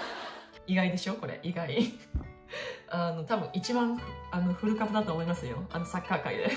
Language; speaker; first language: Japanese; native; Japanese